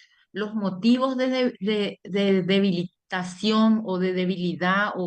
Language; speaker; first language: Spanish; native; Spanish